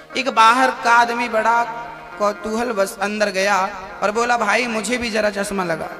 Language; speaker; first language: Hindi; native; Hindi